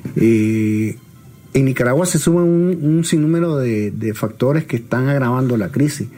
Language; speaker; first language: Spanish; native; Spanish